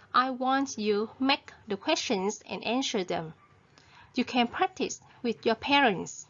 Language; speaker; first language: English; non-native, fluent; Vietnamese